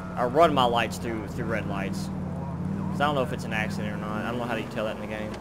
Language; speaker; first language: English; native; English